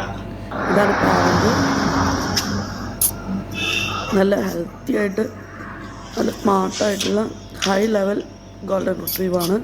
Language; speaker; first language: Malayalam; native; Malayalam